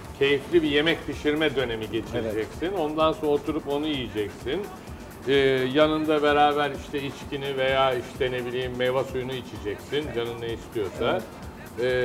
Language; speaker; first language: Turkish; native; Turkish